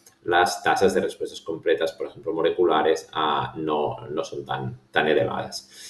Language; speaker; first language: Spanish; native; Spanish